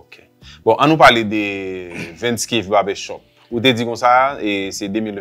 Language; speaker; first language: French; non-native, local second language; Haitian Creole